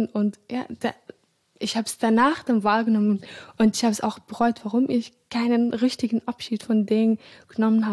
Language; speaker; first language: German; early bilingual, other home language; Arabic